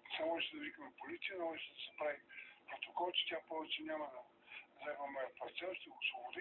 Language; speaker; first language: Bulgarian; native; Bulgarian